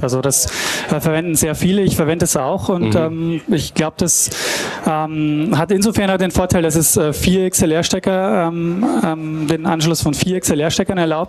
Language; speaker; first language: German; native; German